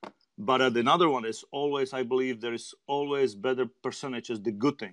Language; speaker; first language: English; non-native, learner; Czech